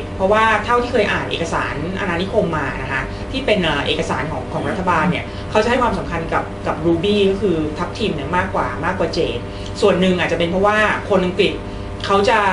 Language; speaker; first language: Thai; native; Thai